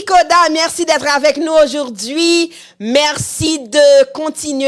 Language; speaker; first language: French; non-native, local second language; Haitian Creole